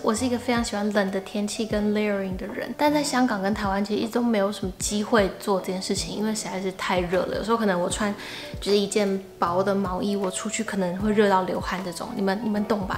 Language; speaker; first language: Chinese; native; Chinese